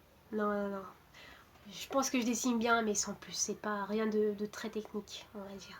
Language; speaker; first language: French; early bilingual, other home language; Portuguese